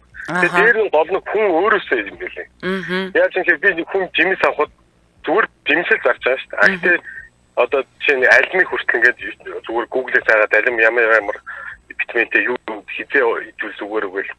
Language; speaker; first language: Mongolian; native; Mongolian